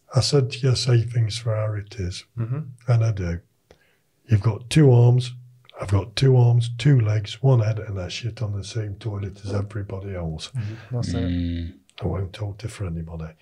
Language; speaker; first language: English; native; English